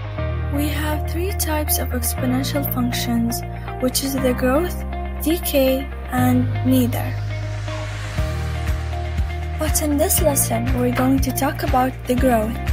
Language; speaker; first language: English; non-native, fluent; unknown